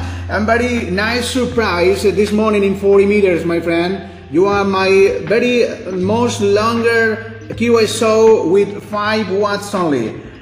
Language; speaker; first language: English; non-native, learner; Spanish